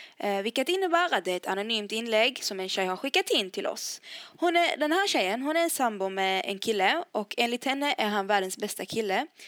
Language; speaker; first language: Swedish; early bilingual, other home language; Arabic